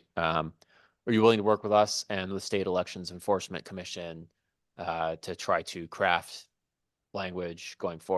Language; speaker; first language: English; native; English